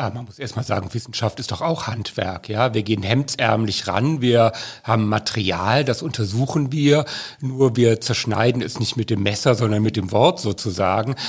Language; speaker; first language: German; native; German